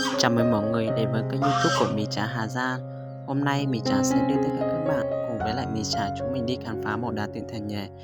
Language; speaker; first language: Vietnamese; non-native, local second language; Hmong